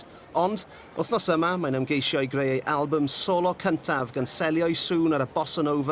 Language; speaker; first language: Welsh; native; Welsh